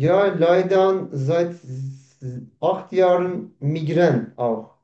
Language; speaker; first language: German; non-native, learner; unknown